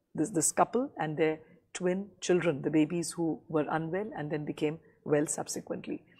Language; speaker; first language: English; non-native, local second language; Gujarati